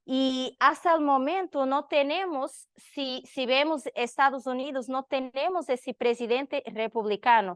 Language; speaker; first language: Spanish; non-native, learner; Portuguese